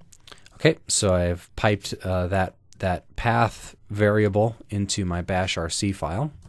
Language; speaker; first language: English; native; English